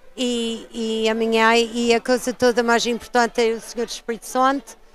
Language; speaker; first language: Portuguese; early bilingual, heritage; Portuguese